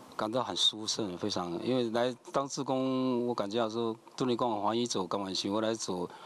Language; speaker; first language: Chinese; native; Chinese